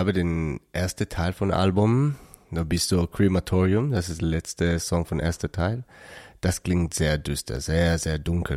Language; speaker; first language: German; non-native, learner; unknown